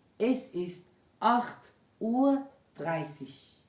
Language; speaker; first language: German; non-native, fluent; Turkish